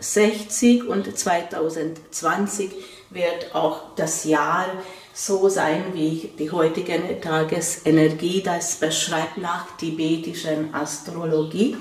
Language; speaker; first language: German; non-native, fluent; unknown